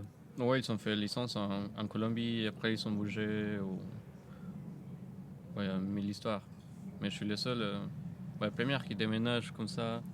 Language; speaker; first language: French; non-native, fluent; Spanish